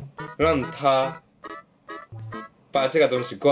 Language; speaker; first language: Chinese; non-native, learner; Japanese